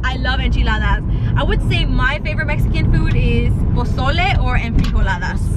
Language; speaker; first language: English; native; English